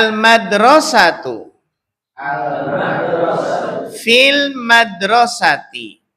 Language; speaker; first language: Arabic; non-native, fluent; Indonesian